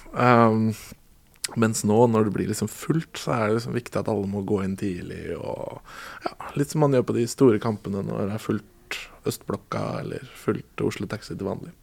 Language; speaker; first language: Norwegian; native; Norwegian